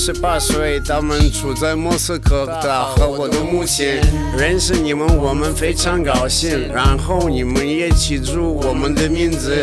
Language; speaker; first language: Chinese; non-native, learner; Russian